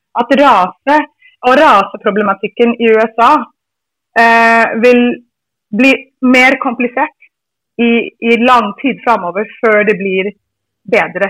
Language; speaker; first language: Norwegian; non-native, fluent; English